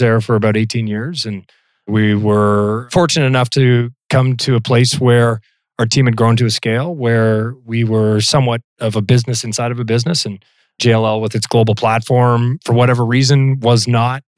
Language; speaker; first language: English; native; English